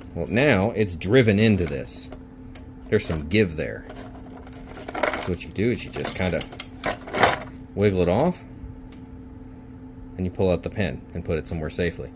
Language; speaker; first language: English; native; English